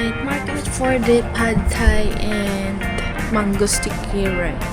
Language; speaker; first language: English; non-native, local second language; Filipino